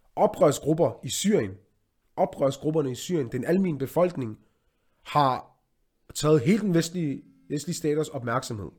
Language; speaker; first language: Danish; early bilingual, other home language; Arabic